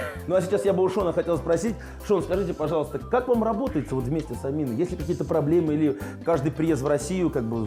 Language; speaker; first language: Russian; native; Russian